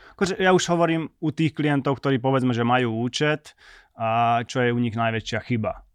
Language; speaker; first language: Slovak; non-native, local second language; Hungarian